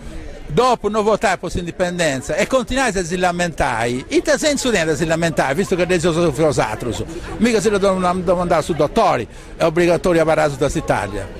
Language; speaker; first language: Italian; non-native, local second language; Sardinian